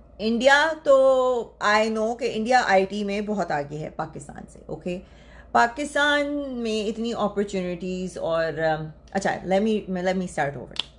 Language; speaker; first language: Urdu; native; Urdu